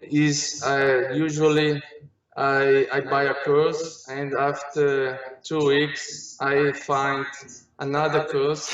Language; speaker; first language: English; non-native, learner; Portuguese